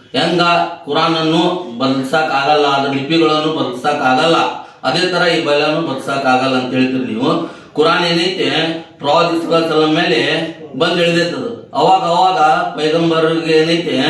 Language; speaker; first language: Kannada; non-native, local second language; Urdu